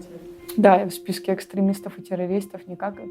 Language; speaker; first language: Russian; native; Russian